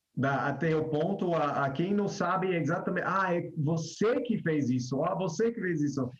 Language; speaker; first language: Portuguese; non-native, fluent; English